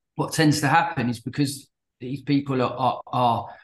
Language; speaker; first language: English; native; English